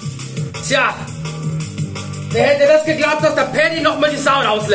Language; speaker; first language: German; native; German